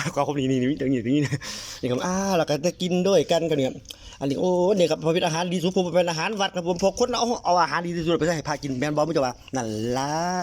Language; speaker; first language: Thai; native; Thai